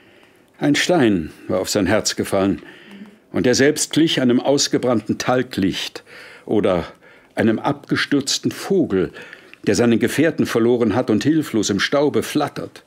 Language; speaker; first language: German; native; German